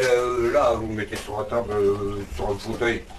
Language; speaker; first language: French; native; French